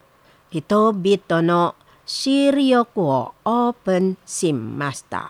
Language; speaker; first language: Japanese; non-native, learner; Indonesian